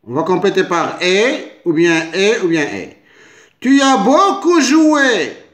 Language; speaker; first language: French; non-native, local second language; Arabic